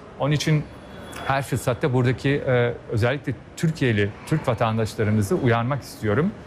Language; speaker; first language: Turkish; early bilingual, heritage; Turkish